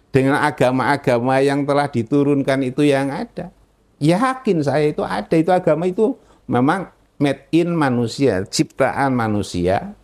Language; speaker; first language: Indonesian; non-native, local second language; Javanese